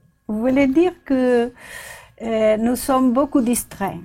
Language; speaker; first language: French; non-native, fluent; Portuguese